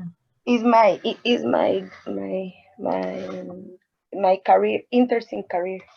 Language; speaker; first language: English; non-native, learner; Spanish